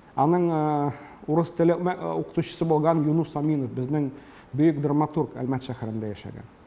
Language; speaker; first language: Tatar; early bilingual, heritage; Tatar